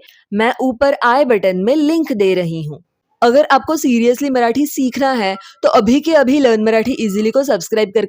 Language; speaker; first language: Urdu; non-native, local second language; Marathi